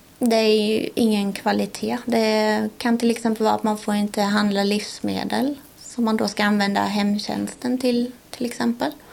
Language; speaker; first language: Swedish; native; Swedish